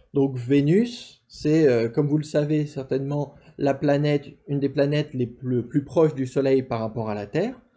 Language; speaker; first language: French; native; French